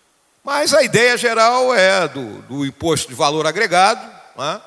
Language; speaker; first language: Portuguese; native; Portuguese